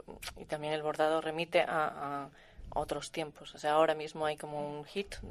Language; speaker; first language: Spanish; native; Spanish